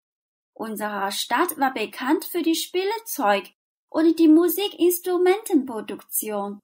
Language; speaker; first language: German; non-native, fluent; Chinese